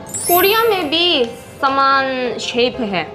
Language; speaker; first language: Hindi; non-native, learner; Korean